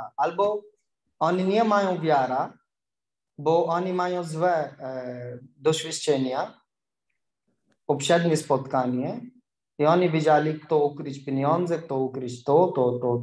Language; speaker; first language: Polish; non-native, learner; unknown